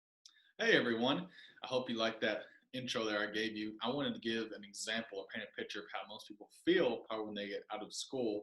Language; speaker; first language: English; native; English